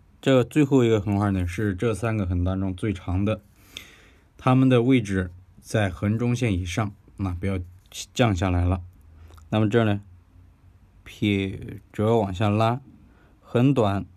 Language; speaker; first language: Chinese; native; Chinese